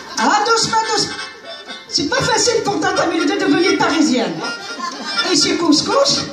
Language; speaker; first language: French; non-native, learner; Arabic